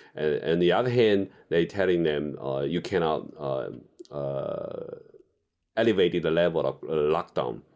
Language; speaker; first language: English; non-native, fluent; Chinese